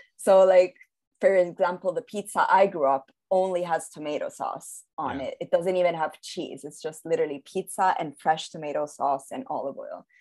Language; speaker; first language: English; early bilingual, heritage; Italian